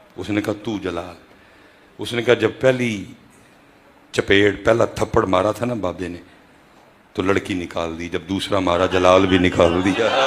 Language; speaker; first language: Urdu; non-native, local second language; Punjabi